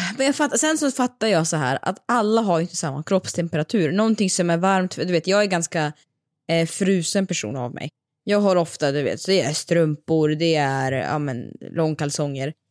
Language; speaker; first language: Swedish; early bilingual, other home language; Russian